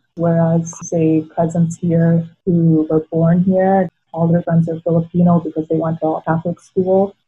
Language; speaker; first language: English; non-native, fluent; Filipino